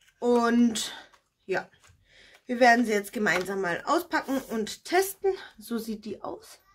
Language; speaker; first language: German; non-native, fluent; Russian